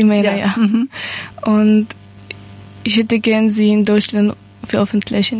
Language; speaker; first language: German; non-native, learner; Persian